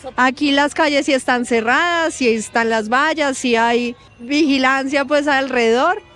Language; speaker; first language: Spanish; native; Spanish